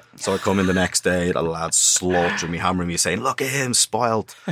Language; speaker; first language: English; native; English